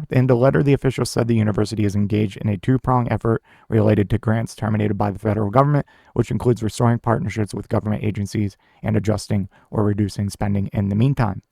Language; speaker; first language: English; native; English